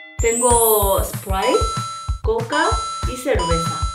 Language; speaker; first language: Spanish; non-native, learner; Korean